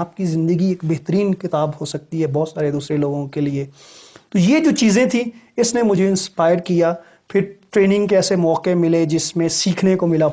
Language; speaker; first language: Urdu; non-native, local second language; Punjabi